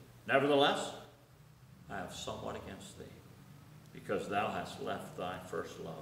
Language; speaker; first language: English; native; English